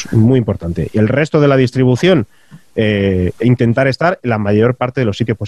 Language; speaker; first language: Spanish; native; Spanish